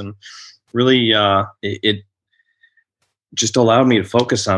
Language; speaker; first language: English; native; English